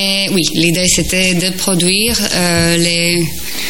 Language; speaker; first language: French; non-native, fluent; Croatian